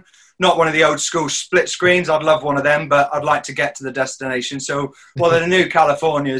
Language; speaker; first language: English; native; English